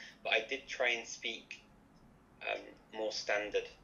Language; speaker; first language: English; native; English